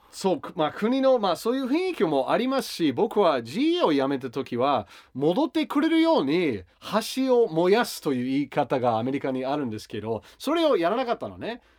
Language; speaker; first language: Japanese; non-native, fluent; English